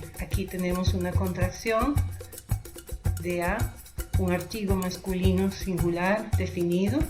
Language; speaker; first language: Portuguese; non-native, fluent; Spanish